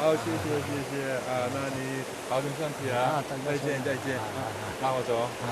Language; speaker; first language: Chinese; non-native, learner; Korean